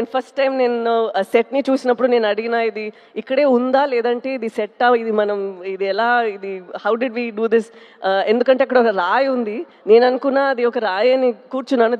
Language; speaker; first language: Telugu; non-native, local second language; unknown